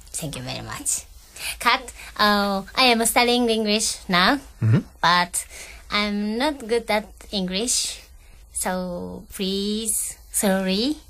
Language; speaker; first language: English; non-native, learner; Japanese